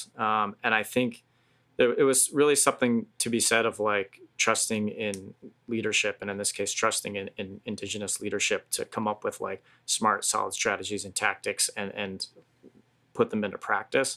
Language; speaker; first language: English; native; English